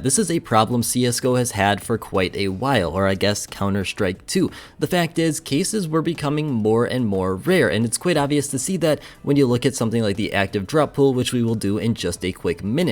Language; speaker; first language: English; native; English